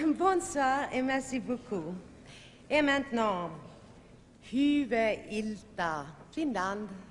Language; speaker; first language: French; non-native, fluent; Swedish